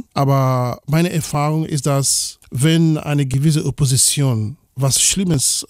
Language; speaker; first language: German; non-native, fluent; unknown